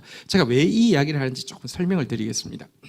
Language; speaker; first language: Korean; native; Korean